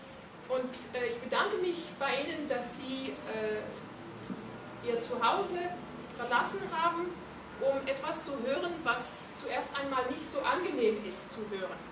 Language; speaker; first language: German; non-native, fluent; Hungarian